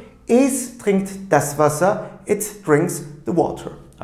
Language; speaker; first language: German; non-native, fluent; Turkish